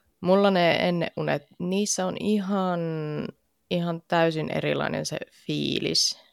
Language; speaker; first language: Finnish; native; Finnish